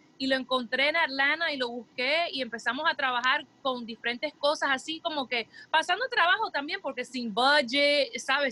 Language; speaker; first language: Spanish; early bilingual, heritage; Spanish